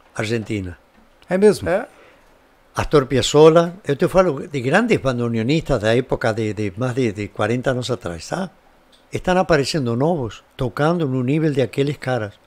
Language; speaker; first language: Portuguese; non-native, fluent; Spanish